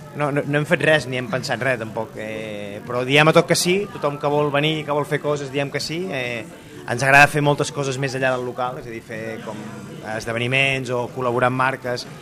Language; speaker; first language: Catalan; native; Catalan